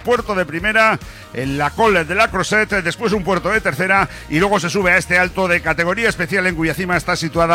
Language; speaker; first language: Spanish; native; Spanish